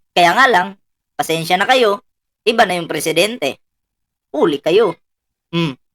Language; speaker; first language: Filipino; native; Filipino